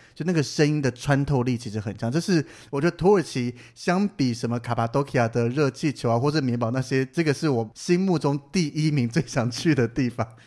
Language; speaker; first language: Chinese; native; Chinese